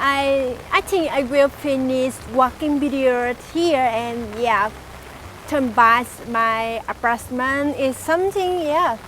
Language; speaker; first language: English; non-native, learner; Vietnamese